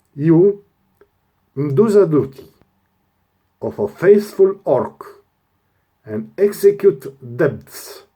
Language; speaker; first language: English; non-native, learner; Romanian